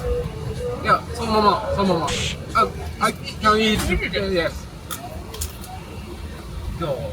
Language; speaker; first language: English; non-native, learner; Japanese